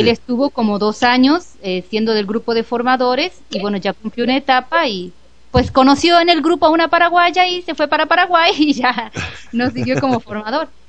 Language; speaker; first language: Spanish; native; Spanish